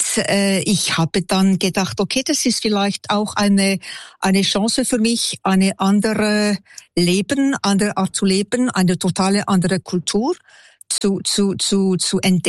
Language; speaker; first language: German; non-native, local second language; French